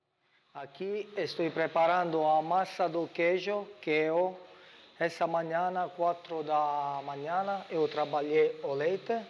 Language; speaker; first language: Portuguese; non-native, learner; Italian